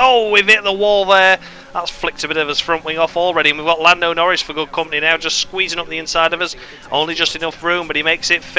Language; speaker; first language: English; native; English